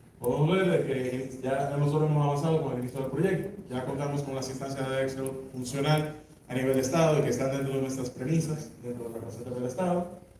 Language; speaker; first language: Spanish; native; Spanish